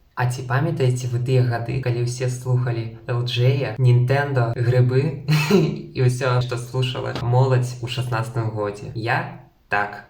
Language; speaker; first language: Belarusian; non-native, local second language; Russian